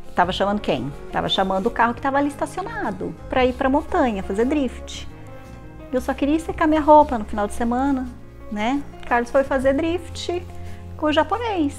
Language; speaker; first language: Portuguese; native; Portuguese